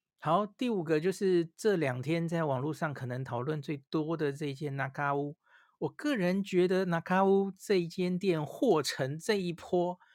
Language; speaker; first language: Chinese; native; Chinese